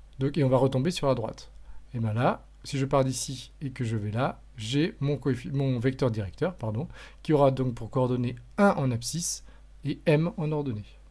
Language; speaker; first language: French; native; French